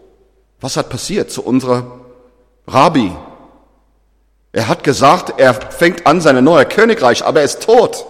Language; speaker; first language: German; non-native, fluent; English